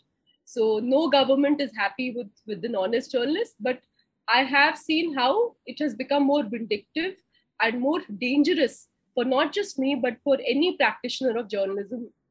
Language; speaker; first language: English; non-native, local second language; Hindi